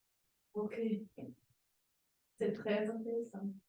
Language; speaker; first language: French; non-native, learner; Portuguese